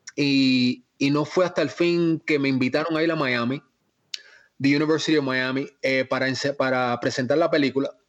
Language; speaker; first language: Spanish; early bilingual, heritage; Spanish